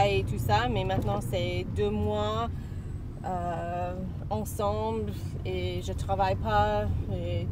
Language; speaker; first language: French; non-native, learner; English